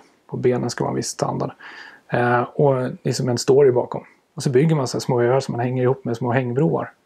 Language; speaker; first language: Swedish; native; Swedish